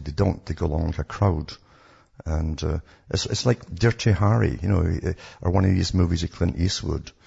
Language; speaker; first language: English; native; English